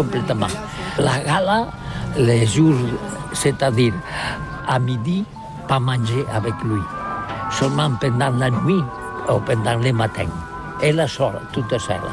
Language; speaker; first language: French; non-native, learner; Catalan